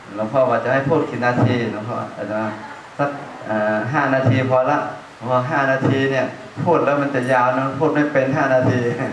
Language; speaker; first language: Thai; non-native, fluent; Chinese